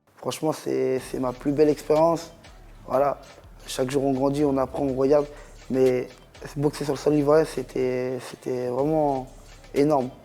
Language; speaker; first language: French; native; French